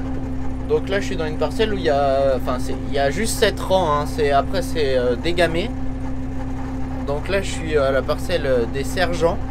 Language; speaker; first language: French; native; French